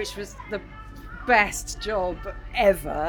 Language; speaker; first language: English; native; English